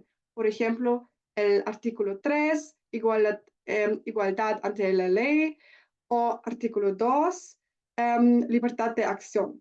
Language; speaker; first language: Spanish; non-native, learner; German